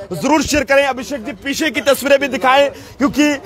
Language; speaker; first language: Hindi; native; Hindi